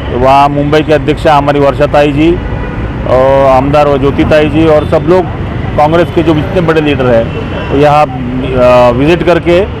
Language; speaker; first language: Hindi; non-native, local second language; Marathi